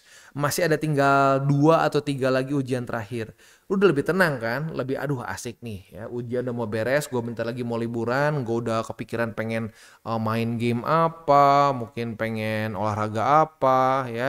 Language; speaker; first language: Indonesian; native; Indonesian